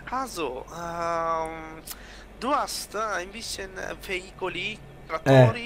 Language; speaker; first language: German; non-native, learner; Italian